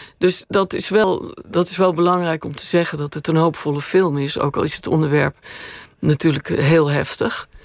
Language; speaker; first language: Dutch; native; Dutch